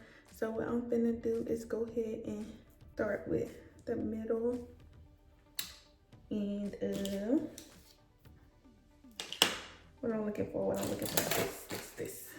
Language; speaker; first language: English; native; English